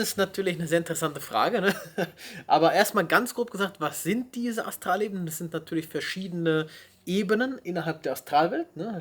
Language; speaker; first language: German; native; German